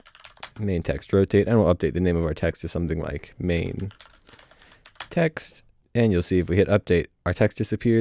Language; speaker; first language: English; native; English